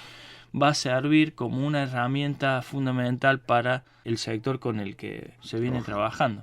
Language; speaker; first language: Spanish; native; Spanish